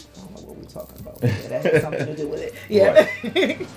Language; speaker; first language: English; native; English